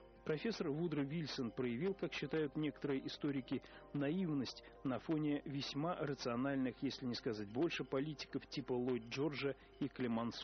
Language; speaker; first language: Russian; native; Russian